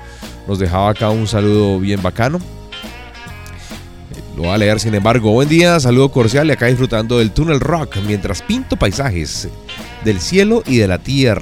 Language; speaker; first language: Spanish; native; Spanish